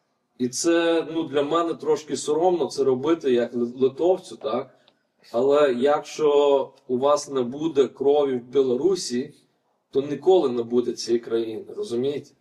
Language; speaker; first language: Ukrainian; non-native, fluent; Lithuanian